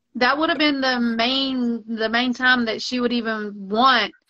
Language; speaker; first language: English; native; English